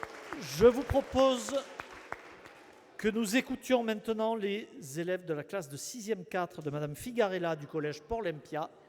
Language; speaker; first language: French; native; French